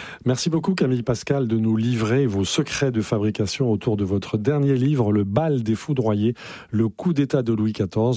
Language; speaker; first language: French; native; French